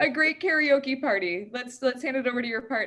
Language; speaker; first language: English; native; English